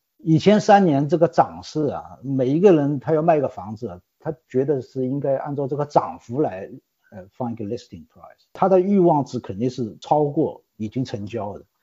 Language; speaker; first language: Chinese; native; Chinese